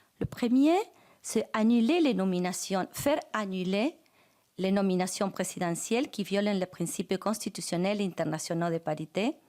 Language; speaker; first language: French; non-native, fluent; Spanish